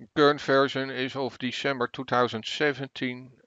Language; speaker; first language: English; non-native, fluent; Dutch